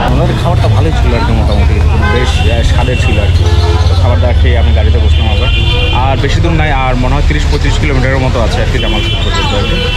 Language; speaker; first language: Bangla; native; Bangla